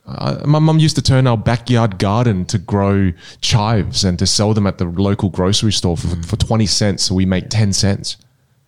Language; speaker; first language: English; non-native, local second language; Min Nan Chinese